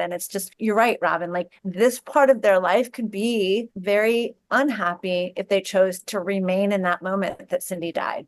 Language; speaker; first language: English; native; English